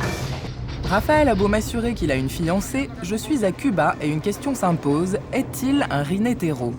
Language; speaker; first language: French; native; French